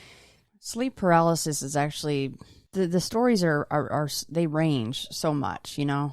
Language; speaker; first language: English; native; English